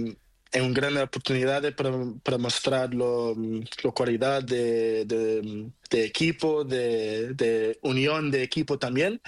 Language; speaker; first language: Spanish; non-native, learner; Portuguese